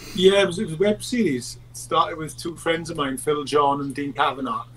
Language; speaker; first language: English; native; English